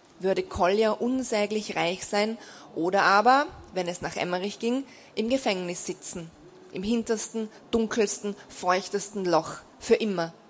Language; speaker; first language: German; native; German